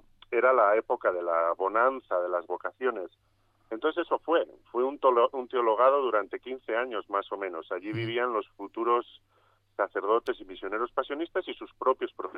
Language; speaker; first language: Spanish; native; Spanish